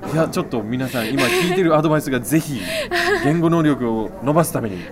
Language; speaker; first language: Japanese; non-native, fluent; English